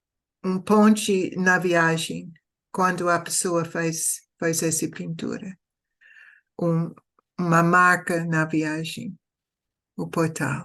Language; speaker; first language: Portuguese; non-native, fluent; English